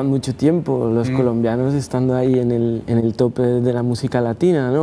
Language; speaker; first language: Spanish; native; Spanish